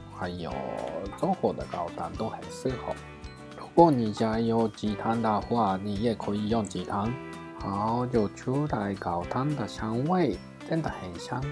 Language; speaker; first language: Chinese; non-native, fluent; Japanese